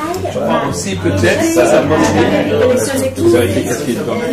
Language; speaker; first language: French; non-native, fluent; German